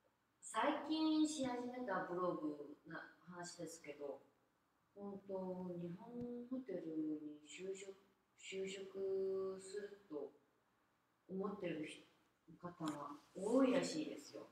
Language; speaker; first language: Japanese; non-native, fluent; Korean